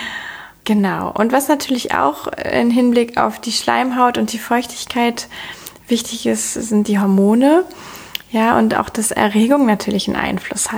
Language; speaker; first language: German; native; German